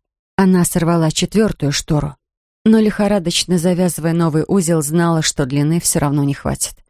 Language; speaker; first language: Russian; native; Russian